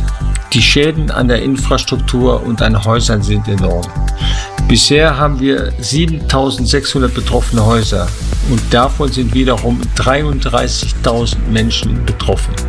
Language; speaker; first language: German; native; German